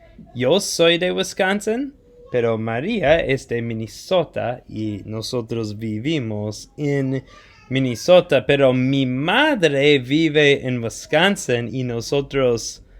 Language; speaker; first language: Spanish; non-native, fluent; English